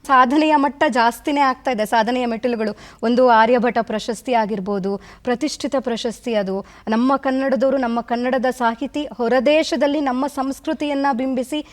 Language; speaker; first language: Kannada; native; Kannada